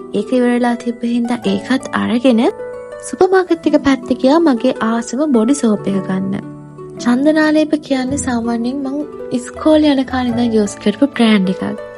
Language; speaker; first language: Sinhala; native; Sinhala